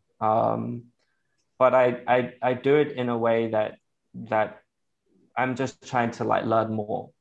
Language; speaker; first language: English; native; English